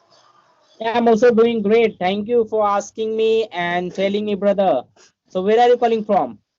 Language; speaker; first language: English; non-native, learner; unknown